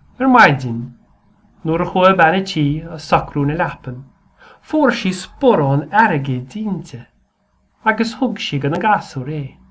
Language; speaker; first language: Irish; native; Irish